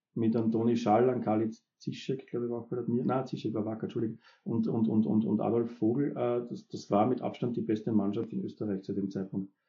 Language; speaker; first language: German; native; German